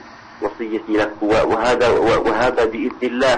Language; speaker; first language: Arabic; native; Arabic